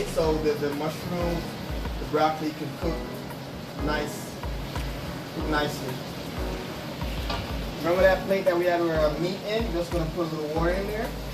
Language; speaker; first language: English; native; English